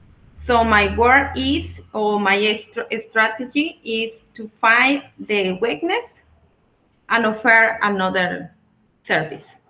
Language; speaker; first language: English; non-native, learner; Spanish